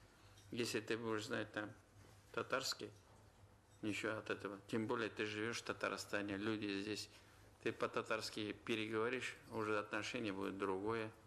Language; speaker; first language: Russian; non-native, local second language; Tatar